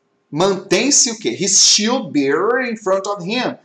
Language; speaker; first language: English; non-native, fluent; Portuguese